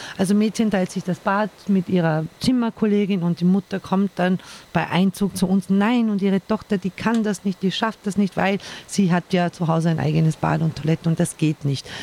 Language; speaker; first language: German; early bilingual, other home language; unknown